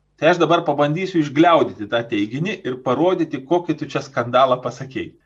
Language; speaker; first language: Lithuanian; native; Lithuanian